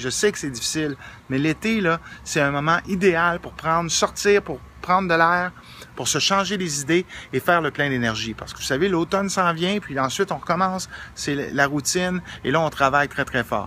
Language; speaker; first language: French; native; French